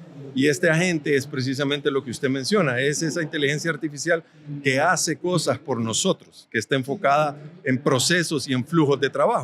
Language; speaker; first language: Spanish; native; Spanish